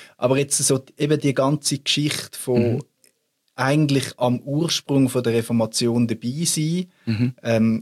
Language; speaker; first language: German; native; German